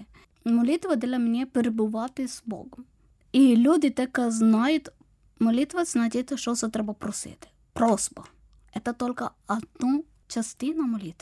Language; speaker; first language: Ukrainian; non-native, learner; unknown